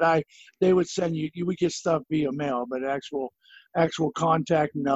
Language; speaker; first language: English; native; English